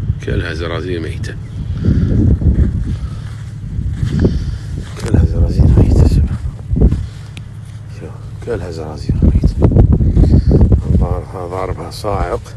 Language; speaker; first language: Arabic; native; Arabic